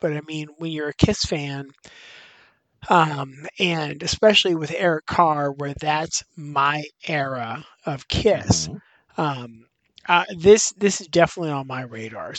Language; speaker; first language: English; native; English